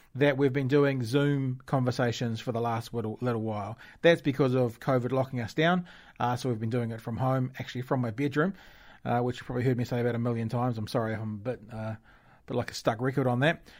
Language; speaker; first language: English; native; English